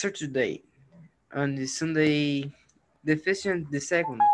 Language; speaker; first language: English; non-native, learner; Portuguese